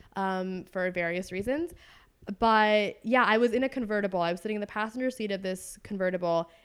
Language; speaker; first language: English; native; English